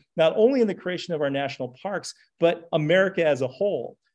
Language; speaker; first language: English; native; English